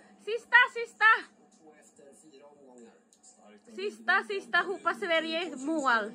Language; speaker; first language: Swedish; non-native, learner; Filipino